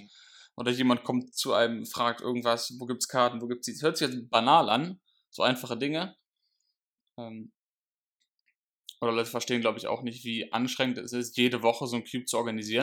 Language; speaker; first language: German; native; German